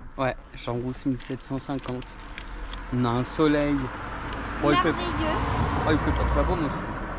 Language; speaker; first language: French; native; French